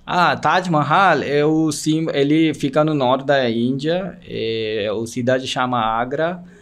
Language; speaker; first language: Portuguese; non-native, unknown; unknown